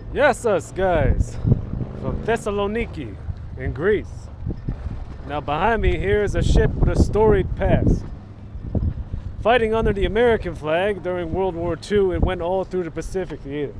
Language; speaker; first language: English; native; English